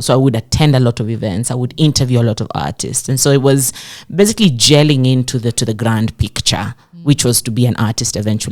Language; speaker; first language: English; non-native, local second language; Swahili